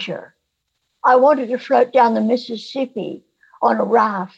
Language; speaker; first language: English; native; English